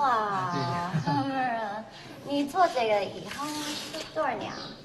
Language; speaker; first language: Chinese; non-native, fluent; English